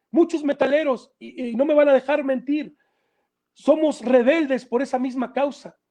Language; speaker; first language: Spanish; native; Spanish